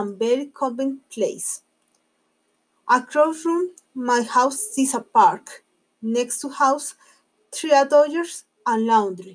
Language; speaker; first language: English; non-native, learner; Spanish